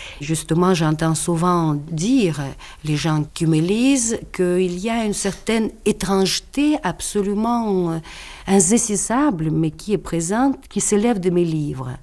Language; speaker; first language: French; non-native, fluent; Russian